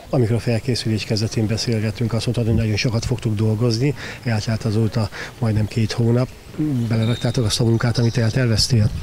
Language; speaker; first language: Hungarian; native; Hungarian